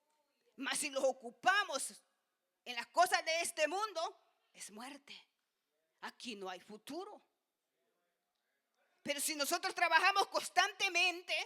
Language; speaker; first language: Spanish; native; Spanish